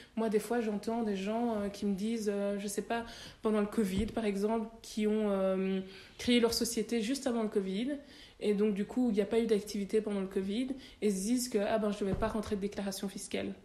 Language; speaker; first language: French; native; French